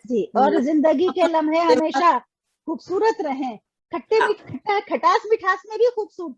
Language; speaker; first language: Hindi; native; Hindi